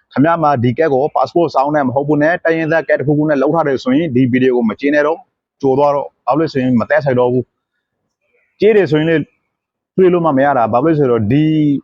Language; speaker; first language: Burmese; non-native, local second language; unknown